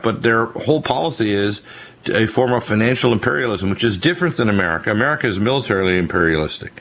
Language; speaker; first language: English; native; English